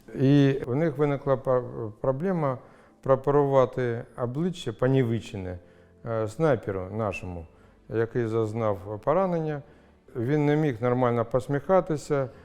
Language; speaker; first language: Ukrainian; non-native, local second language; Russian